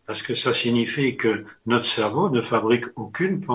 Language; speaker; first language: French; native; French